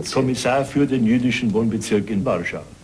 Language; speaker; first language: German; native; German